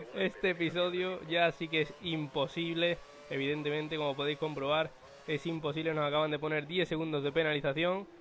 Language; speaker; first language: Spanish; native; Spanish